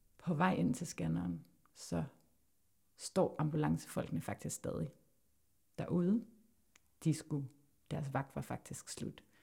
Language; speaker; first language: Danish; native; Danish